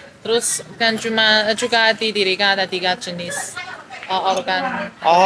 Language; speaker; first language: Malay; non-native, fluent; Chinese